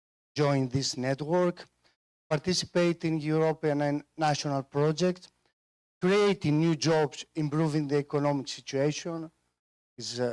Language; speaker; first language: English; non-native, fluent; Greek